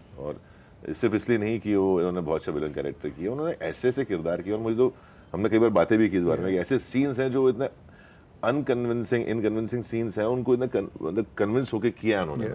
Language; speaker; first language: Hindi; non-native, local second language; Marathi